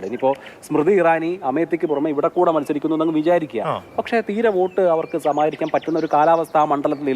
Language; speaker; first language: Malayalam; native; Malayalam